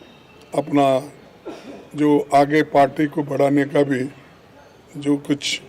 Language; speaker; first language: Hindi; non-native, local second language; Kannada